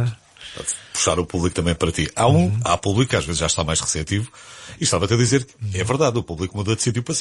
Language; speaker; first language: Portuguese; native; Portuguese